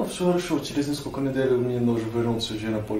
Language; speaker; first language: Russian; non-native, learner; Portuguese